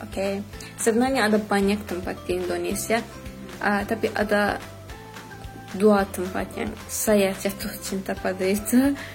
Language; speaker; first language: Indonesian; non-native, fluent; Azerbaijani